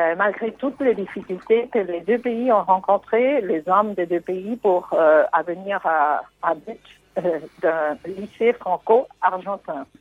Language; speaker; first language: French; non-native, fluent; Spanish